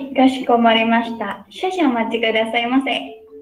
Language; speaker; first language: Japanese; non-native, learner; Indonesian